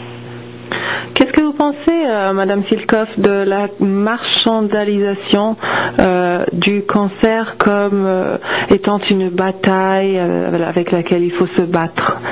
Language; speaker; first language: French; native; French